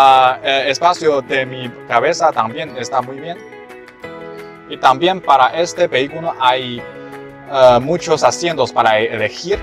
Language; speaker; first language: Spanish; non-native, learner; Chinese